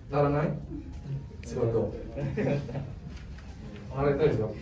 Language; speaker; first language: Japanese; non-native, fluent; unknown